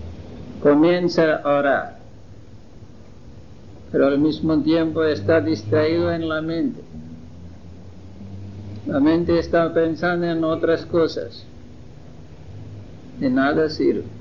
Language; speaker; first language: Spanish; non-native, fluent; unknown